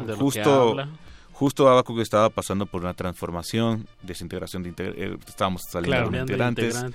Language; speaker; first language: Spanish; native; Spanish